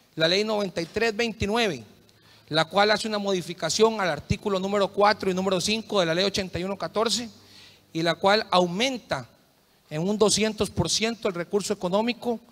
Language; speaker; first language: Spanish; native; Spanish